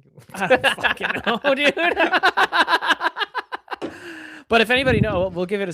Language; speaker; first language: English; native; English